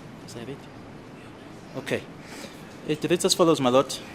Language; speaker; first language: English; non-native, local second language; Zulu